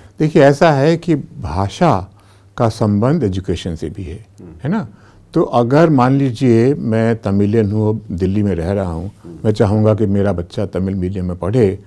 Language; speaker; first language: Hindi; native; Hindi